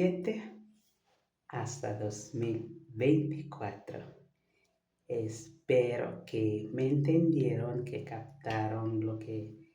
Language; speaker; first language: Spanish; non-native, fluent; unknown